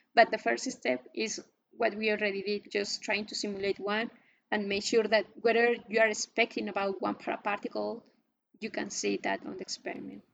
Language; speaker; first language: English; non-native, fluent; Spanish